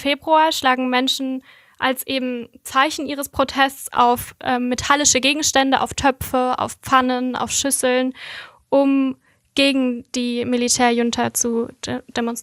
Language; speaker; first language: German; native; German